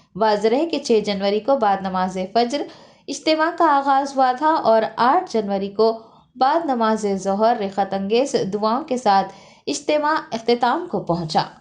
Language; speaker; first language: Urdu; native; Urdu